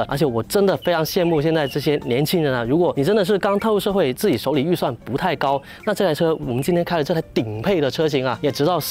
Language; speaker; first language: Chinese; native; Chinese